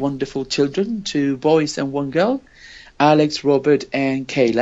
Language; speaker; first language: English; non-native, fluent; Spanish